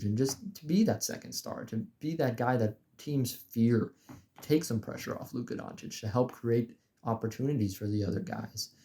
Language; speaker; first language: English; native; English